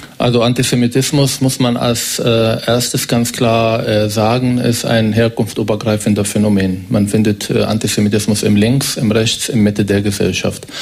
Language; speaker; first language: German; non-native, fluent; Arabic